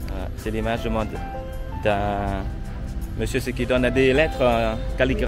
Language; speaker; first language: French; non-native, fluent; Vietnamese